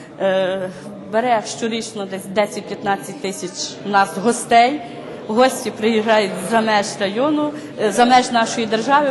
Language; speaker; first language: Ukrainian; native; Ukrainian